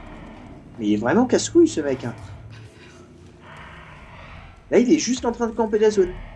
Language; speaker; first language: French; native; French